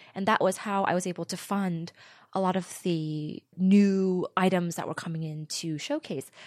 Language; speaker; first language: English; early bilingual, other home language; Vietnamese